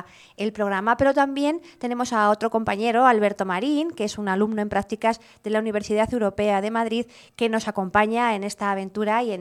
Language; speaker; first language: Spanish; native; Spanish